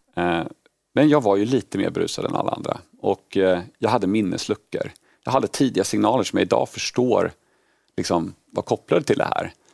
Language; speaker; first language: Swedish; early bilingual, other home language; Polish